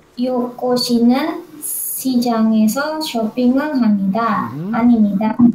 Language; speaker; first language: Korean; non-native, learner; Indonesian